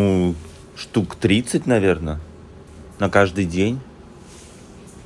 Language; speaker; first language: Russian; native; Russian